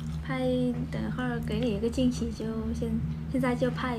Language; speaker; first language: Chinese; non-native, learner; Vietnamese